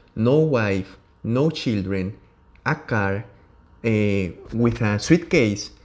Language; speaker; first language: English; non-native, learner; Spanish